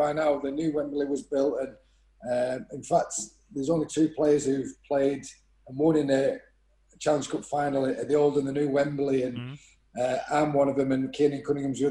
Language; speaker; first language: English; native; English